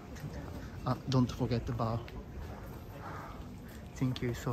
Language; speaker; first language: English; non-native, learner; Japanese